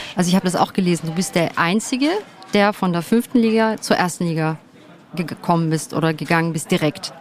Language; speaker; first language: German; early bilingual, other home language; Turkish